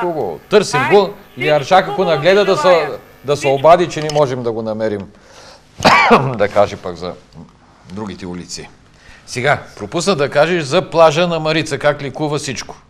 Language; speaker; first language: Bulgarian; native; Bulgarian